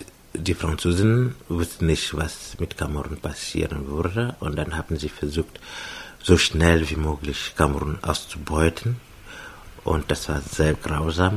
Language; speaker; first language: German; non-native, fluent; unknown